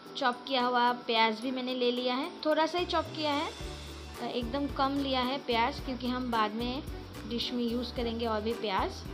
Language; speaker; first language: Hindi; non-native, local second language; Bangla